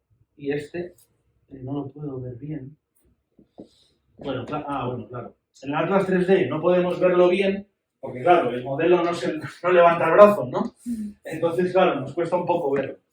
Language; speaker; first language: Spanish; native; Spanish